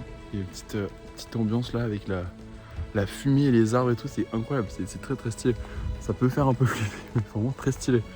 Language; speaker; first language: French; native; French